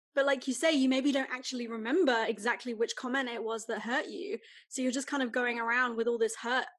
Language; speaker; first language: English; native; English